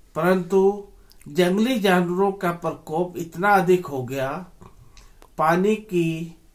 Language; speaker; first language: Hindi; native; Hindi